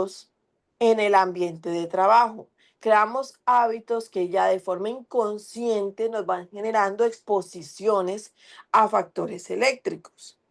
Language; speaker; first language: Spanish; native; Spanish